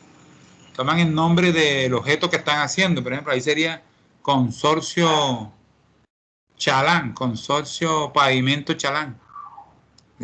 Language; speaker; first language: Spanish; native; Spanish